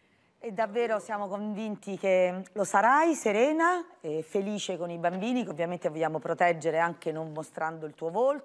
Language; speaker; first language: Italian; native; Italian